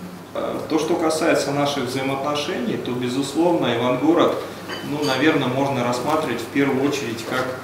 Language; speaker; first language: Russian; native; Russian